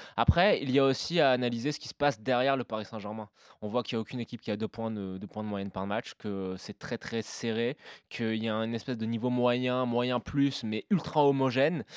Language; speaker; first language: French; native; French